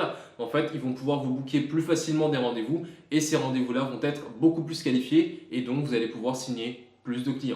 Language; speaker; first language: French; native; French